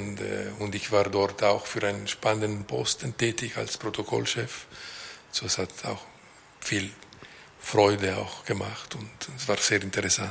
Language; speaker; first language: German; non-native, local second language; French